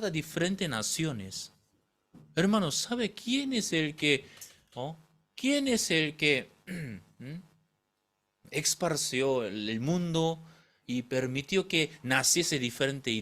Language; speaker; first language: Spanish; non-native, fluent; Korean